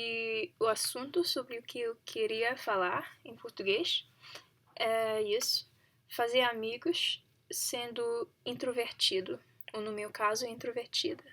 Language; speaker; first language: Portuguese; non-native, learner; English